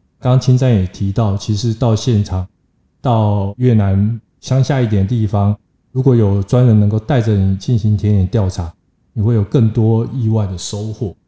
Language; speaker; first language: Chinese; native; Chinese